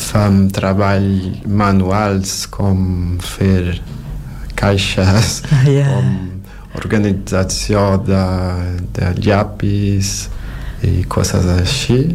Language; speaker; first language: Catalan; non-native, learner; Portuguese